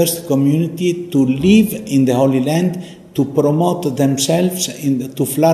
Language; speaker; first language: English; non-native, fluent; Italian